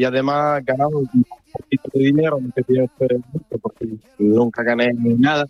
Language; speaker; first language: Spanish; non-native, fluent; Italian